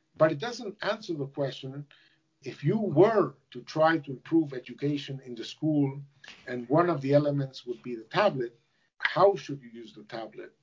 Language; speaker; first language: English; non-native, fluent; Spanish